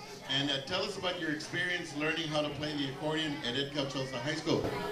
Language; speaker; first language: English; early bilingual, other home language; Spanish